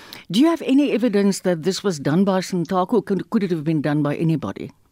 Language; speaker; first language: English; non-native, local second language; Afrikaans